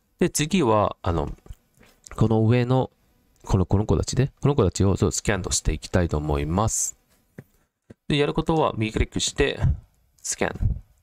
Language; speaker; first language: Japanese; non-native, fluent; Cantonese